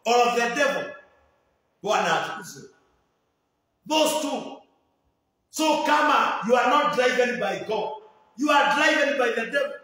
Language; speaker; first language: English; non-native, local second language; Swahili